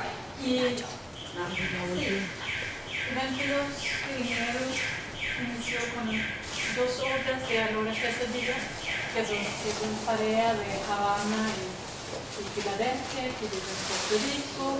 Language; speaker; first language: Spanish; non-native, learner; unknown